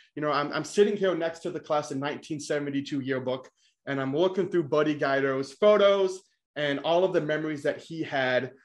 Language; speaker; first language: English; native; English